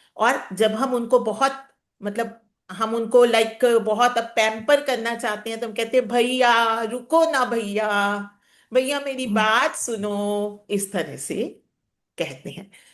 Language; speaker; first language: Hindi; native; Hindi